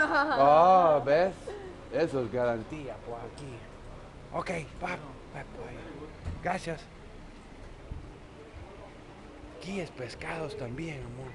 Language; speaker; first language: Spanish; non-native, fluent; English